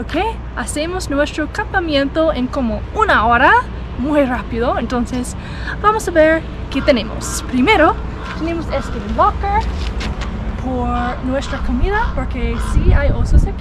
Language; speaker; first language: Spanish; non-native, learner; English